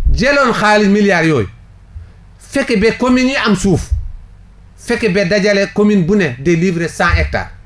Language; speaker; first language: Wolof; non-native, local second language; Fula